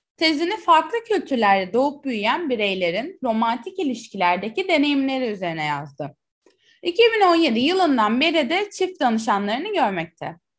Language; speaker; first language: Turkish; native; Turkish